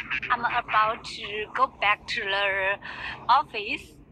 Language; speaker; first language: English; non-native, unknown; Chinese